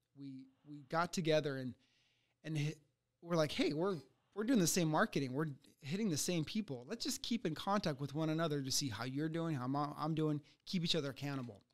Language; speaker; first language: English; early bilingual, other home language; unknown